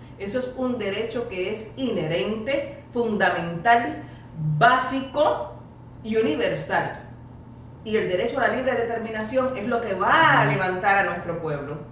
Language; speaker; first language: Spanish; native; Spanish